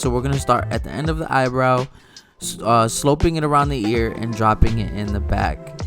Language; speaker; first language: English; native; English